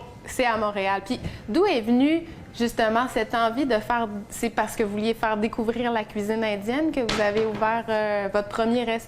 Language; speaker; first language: French; native; French